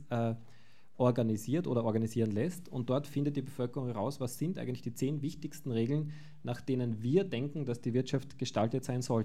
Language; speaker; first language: German; native; German